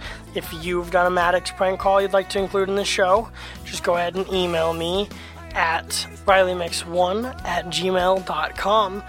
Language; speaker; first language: English; native; English